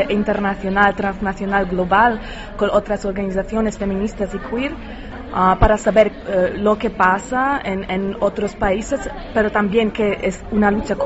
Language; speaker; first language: Spanish; non-native, learner; Polish